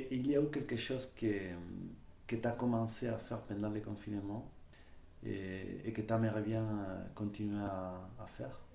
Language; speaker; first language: French; non-native, fluent; Spanish